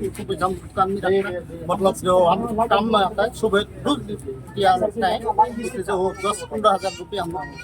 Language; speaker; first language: Hindi; non-native, local second language; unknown